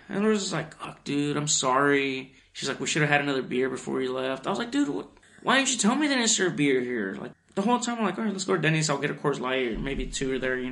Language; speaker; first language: English; early bilingual, other home language; Spanish